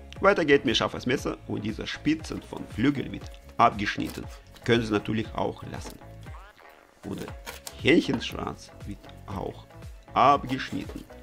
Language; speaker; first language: German; non-native, learner; Russian